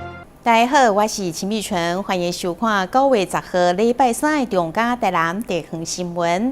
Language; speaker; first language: Chinese; native; Chinese